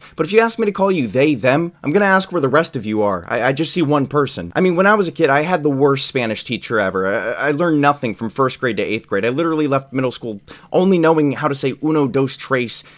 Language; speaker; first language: English; native; English